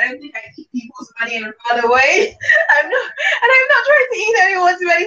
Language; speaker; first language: English; non-native, local second language; Yoruba